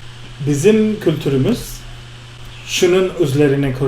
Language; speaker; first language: Turkish; non-native, fluent; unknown